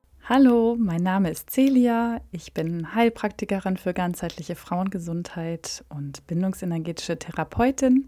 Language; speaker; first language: German; native; German